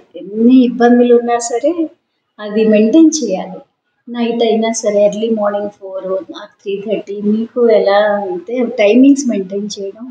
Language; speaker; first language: Telugu; native; Telugu